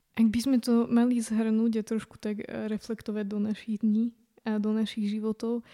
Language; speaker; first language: Slovak; native; Slovak